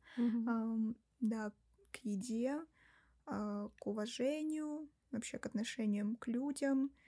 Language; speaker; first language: Russian; native; Russian